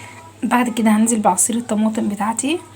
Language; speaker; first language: Arabic; native; Arabic